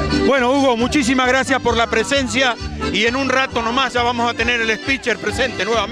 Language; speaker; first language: Spanish; native; Spanish